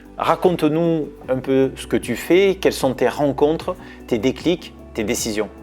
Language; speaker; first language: French; native; French